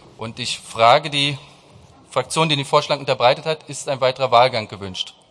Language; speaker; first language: German; native; German